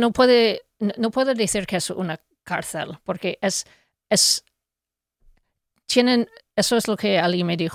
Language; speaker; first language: Spanish; non-native, fluent; English